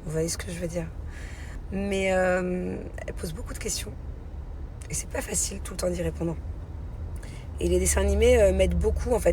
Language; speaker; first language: French; native; French